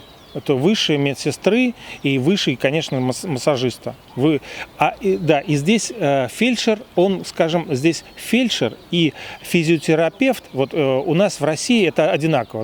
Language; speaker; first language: Russian; native; Russian